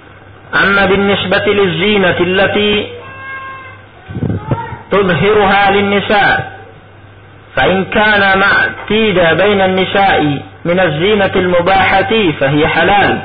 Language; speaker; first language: Arabic; non-native, fluent; Indonesian